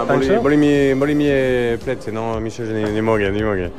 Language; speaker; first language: Polish; non-native, learner; French